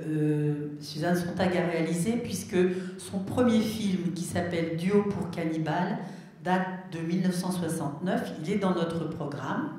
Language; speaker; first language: French; native; French